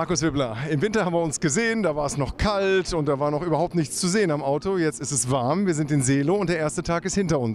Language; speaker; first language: German; native; German